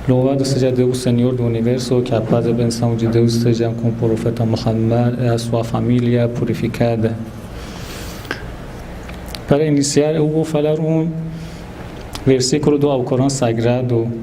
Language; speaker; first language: Portuguese; non-native, fluent; Persian